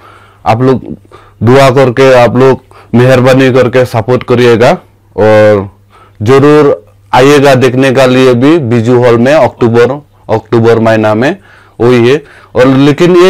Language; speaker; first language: Hindi; non-native, local second language; Khasi